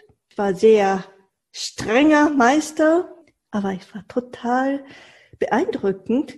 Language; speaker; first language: German; non-native, fluent; Japanese